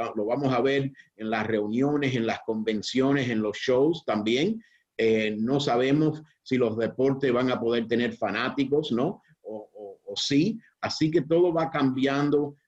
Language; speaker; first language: Spanish; early bilingual, heritage; Spanish